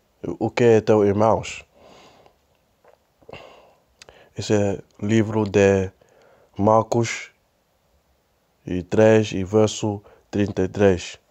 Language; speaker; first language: Portuguese; non-native, learner; Spanish